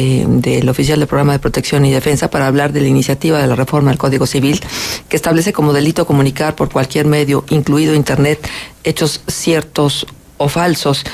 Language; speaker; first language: Spanish; native; Spanish